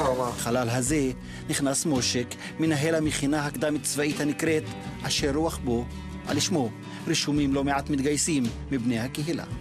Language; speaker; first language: Hebrew; native; Hebrew